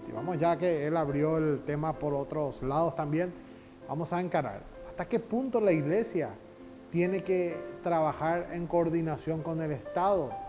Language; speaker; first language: Spanish; native; Spanish